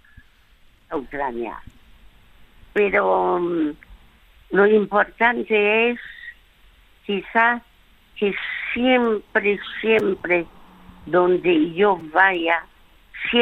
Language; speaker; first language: Spanish; early bilingual, other home language; French